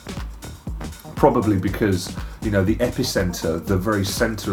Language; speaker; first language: English; native; English